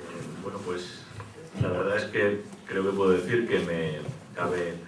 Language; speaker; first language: Spanish; native; Spanish